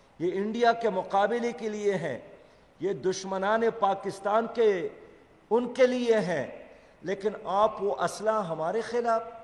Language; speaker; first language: Urdu; non-native, local second language; Pashto